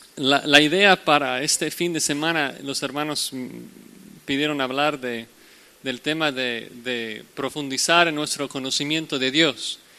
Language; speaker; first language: Spanish; non-native, fluent; English